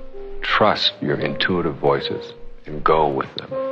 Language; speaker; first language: English; native; English